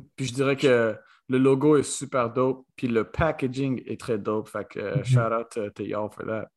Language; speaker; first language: French; native; French